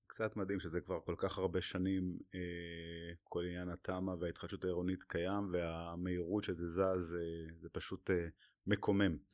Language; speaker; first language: Hebrew; native; Hebrew